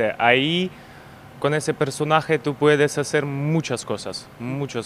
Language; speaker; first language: Spanish; non-native, learner; Ukrainian